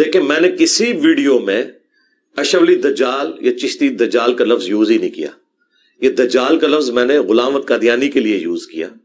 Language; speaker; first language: Urdu; non-native, local second language; Punjabi